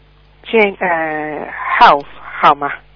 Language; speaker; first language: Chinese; early bilingual, heritage; Chinese